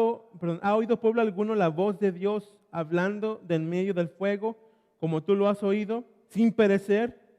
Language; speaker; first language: Spanish; native; Spanish